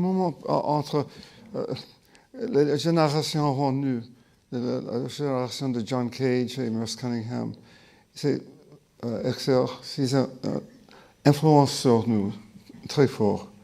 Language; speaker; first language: French; non-native, fluent; English